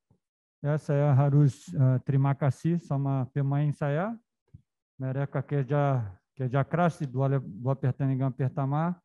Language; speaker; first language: Indonesian; non-native, fluent; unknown